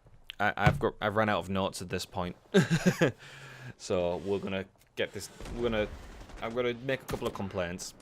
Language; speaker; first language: English; native; English